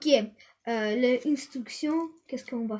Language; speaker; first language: French; early bilingual, other home language; Russian